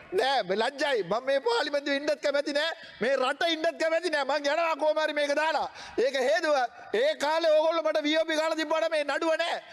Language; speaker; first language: Sinhala; non-native, local second language; Tamil